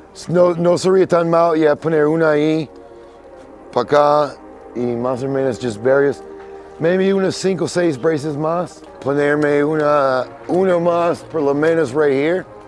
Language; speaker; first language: Spanish; non-native, learner; English